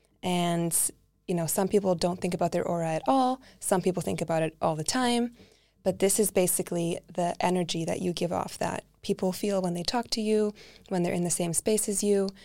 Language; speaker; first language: English; early bilingual, other home language; Icelandic